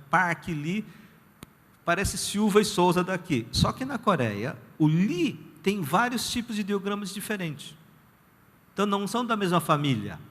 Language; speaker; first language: Portuguese; early bilingual, other home language; Korean